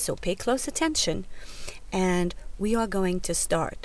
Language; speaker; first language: English; native; English